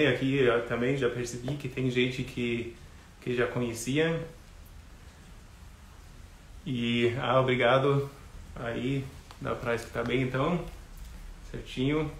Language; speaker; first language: Portuguese; non-native, fluent; German